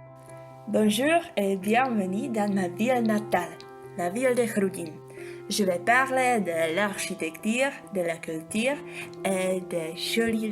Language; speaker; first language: French; non-native, fluent; Czech